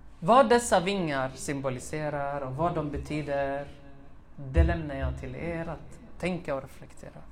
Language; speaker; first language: Swedish; early bilingual, other home language; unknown